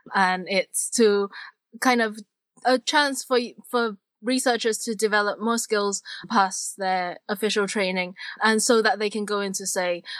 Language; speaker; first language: English; non-native, local second language; Cantonese